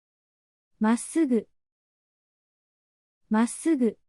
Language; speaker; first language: Japanese; native; Japanese